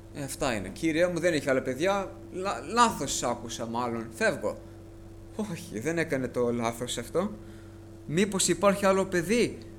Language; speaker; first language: Greek; early bilingual, heritage; Greek